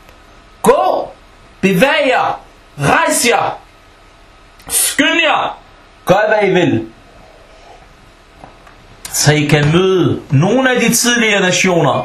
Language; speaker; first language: Danish; early bilingual, other home language; Arabic